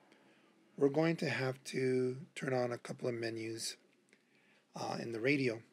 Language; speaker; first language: English; native; English